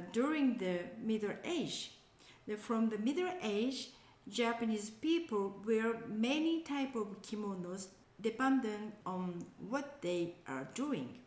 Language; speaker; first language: English; non-native, learner; Japanese